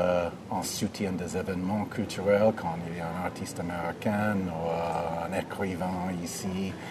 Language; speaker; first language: French; non-native, fluent; English